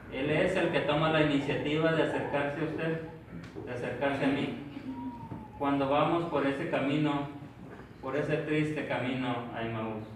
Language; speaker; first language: Spanish; native; Spanish